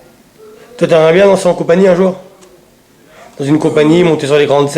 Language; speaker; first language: French; native; French